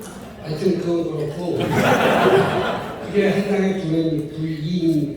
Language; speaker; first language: Korean; native; Korean